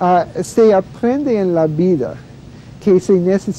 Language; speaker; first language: Spanish; non-native, fluent; English